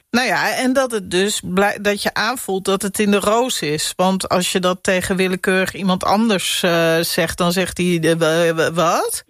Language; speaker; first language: Dutch; native; Dutch